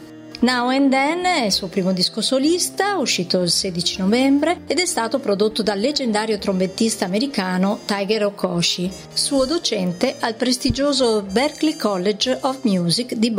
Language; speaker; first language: Italian; native; Italian